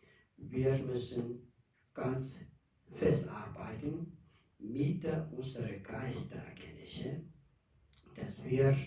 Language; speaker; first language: German; non-native, learner; Tibetan